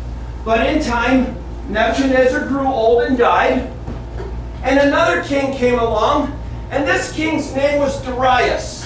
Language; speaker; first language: English; native; English